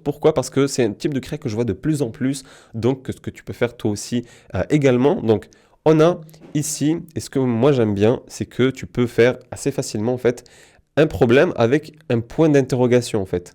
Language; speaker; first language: French; native; French